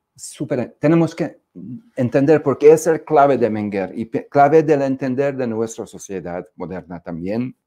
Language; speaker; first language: Spanish; non-native, fluent; Hungarian